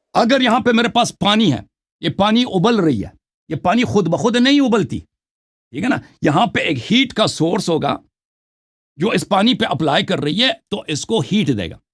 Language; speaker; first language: Urdu; non-native, fluent; Persian